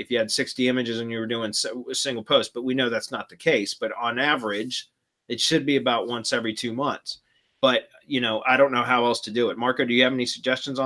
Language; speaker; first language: English; native; English